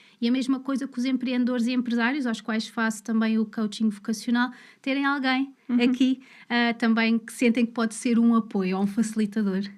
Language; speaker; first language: Portuguese; native; Portuguese